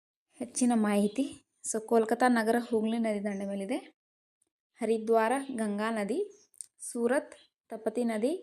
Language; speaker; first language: Kannada; native; Kannada